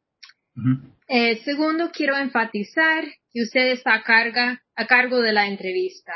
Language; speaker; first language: Spanish; non-native, fluent; English